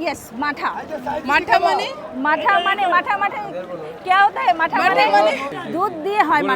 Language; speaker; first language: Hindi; non-native, learner; Bangla